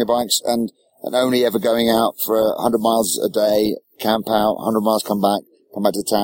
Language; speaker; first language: English; native; English